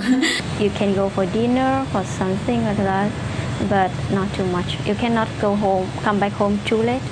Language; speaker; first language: English; non-native, fluent; Vietnamese